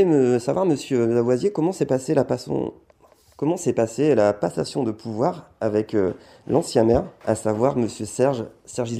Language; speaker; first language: French; native; French